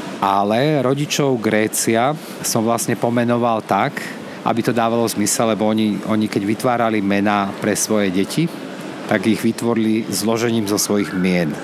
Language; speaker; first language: Slovak; native; Slovak